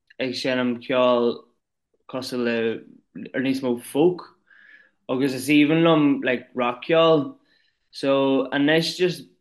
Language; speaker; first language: Irish; non-native, local second language; English